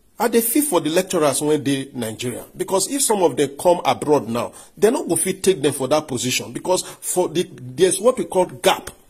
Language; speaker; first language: Nigerian Pidgin; non-native, local second language; Yoruba